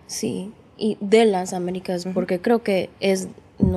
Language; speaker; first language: Spanish; early bilingual, heritage; English